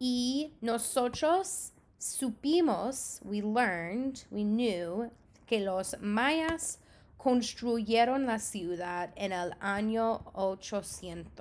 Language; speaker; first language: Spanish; non-native, fluent; English